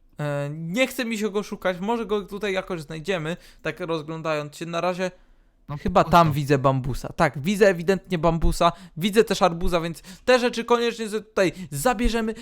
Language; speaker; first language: Polish; native; Polish